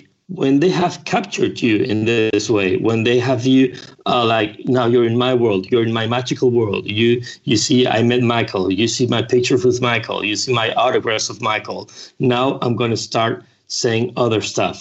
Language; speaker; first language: English; non-native, fluent; Spanish